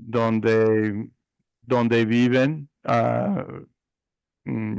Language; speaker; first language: Spanish; non-native, learner; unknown